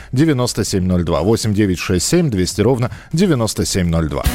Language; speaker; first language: Russian; native; Russian